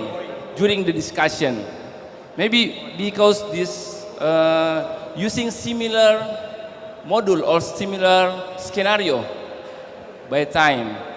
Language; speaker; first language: English; non-native, learner; Indonesian